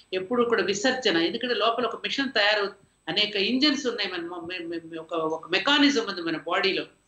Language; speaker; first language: Telugu; native; Telugu